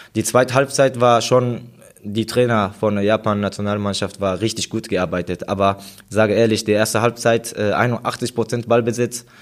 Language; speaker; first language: German; non-native, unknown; Japanese